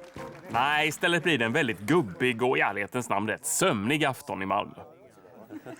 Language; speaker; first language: Swedish; native; Swedish